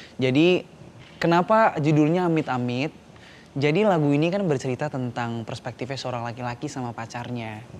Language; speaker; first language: Indonesian; native; Indonesian